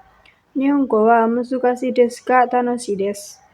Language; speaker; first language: Japanese; non-native, learner; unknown